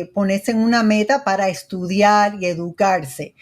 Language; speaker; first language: Spanish; early bilingual, heritage; Spanish